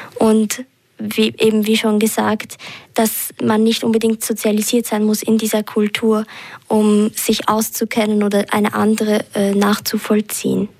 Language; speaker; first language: German; early bilingual, other home language; Albanian